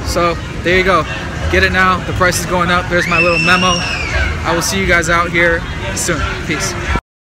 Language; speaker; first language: English; native; English